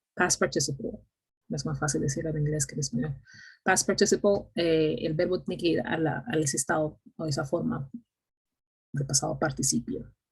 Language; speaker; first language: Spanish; native; Spanish